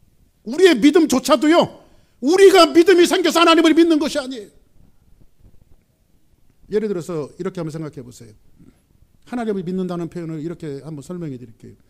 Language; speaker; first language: Korean; native; Korean